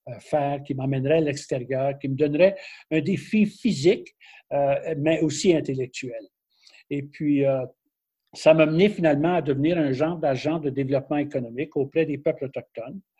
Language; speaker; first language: French; native; French